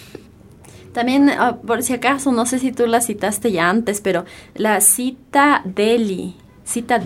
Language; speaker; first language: Spanish; native; Spanish